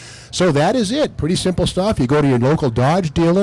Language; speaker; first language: English; native; English